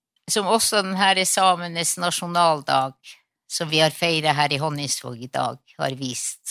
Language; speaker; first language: Norwegian; non-native, local second language; Northern Sami